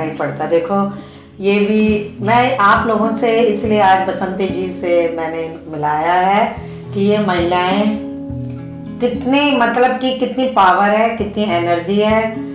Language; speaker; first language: Hindi; native; Hindi